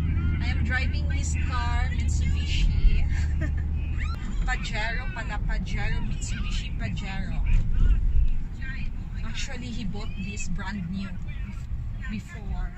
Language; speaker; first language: English; non-native, local second language; Filipino